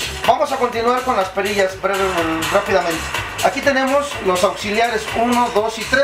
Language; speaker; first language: Spanish; native; Spanish